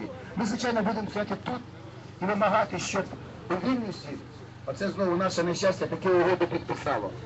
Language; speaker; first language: Ukrainian; native; Ukrainian